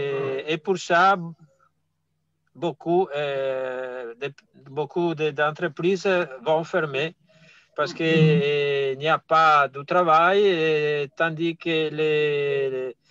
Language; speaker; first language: French; non-native, fluent; Italian